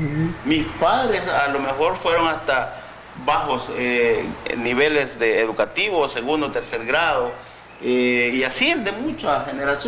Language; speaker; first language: Spanish; native; Spanish